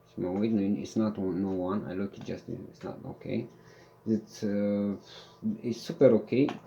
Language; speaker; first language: English; non-native, learner; Romanian